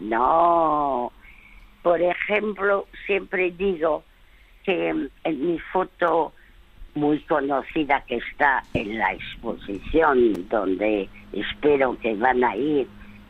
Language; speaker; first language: Spanish; early bilingual, other home language; French